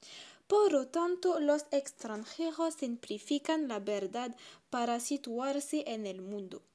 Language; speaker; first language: Spanish; non-native, learner; French